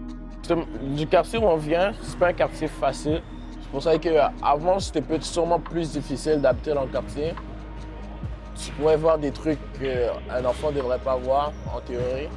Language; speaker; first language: French; native; French